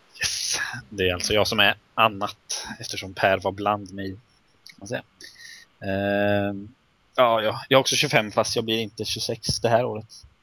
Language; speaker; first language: Swedish; native; Swedish